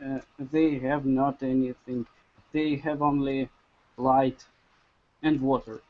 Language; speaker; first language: English; non-native, learner; Russian